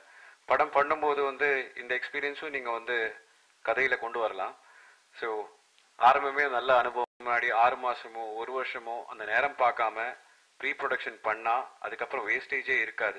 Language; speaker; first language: Tamil; native; Tamil